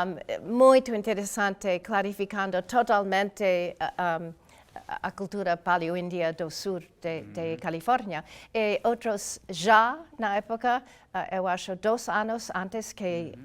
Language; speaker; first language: Portuguese; non-native, learner; English